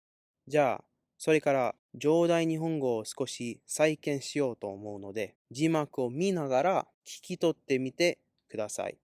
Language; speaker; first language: Japanese; non-native, learner; English